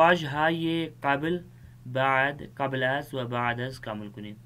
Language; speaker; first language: Persian; non-native, fluent; Urdu